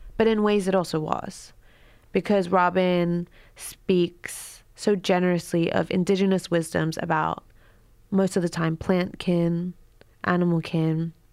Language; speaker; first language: English; native; English